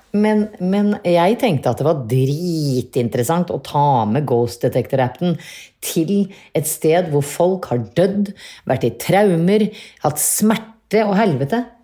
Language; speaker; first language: Norwegian; native; Norwegian